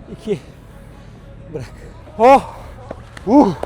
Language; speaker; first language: Turkish; native; Turkish